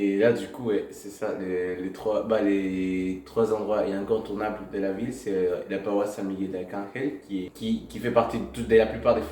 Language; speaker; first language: French; non-native, fluent; Spanish